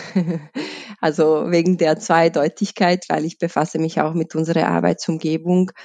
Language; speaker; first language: German; non-native, fluent; Bosnian